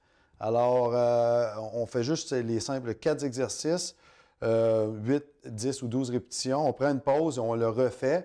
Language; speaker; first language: French; native; French